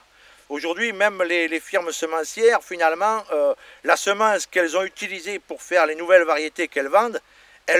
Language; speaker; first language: French; native; French